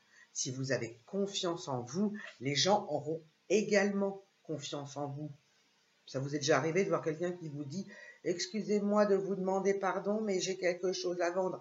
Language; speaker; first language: French; native; French